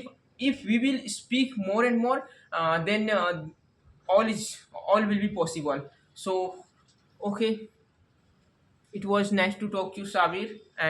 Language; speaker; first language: English; non-native, learner; Hindi